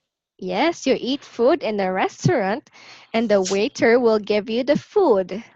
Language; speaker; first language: English; non-native, local second language; Filipino